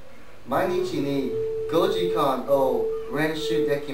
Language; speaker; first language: Japanese; non-native, learner; English